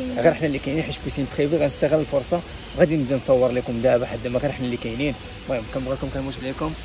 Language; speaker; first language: Arabic; native; Arabic